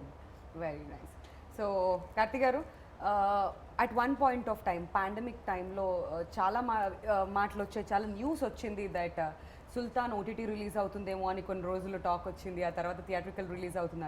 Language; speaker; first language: Telugu; native; Telugu